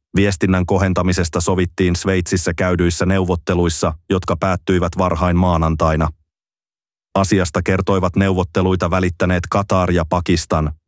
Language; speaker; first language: Finnish; native; Finnish